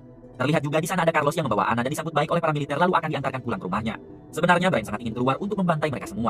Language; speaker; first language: Indonesian; native; Indonesian